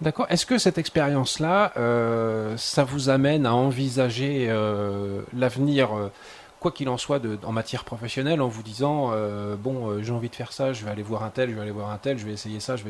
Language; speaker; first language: French; native; French